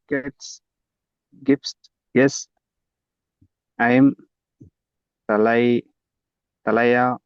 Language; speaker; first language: German; non-native, learner; Tamil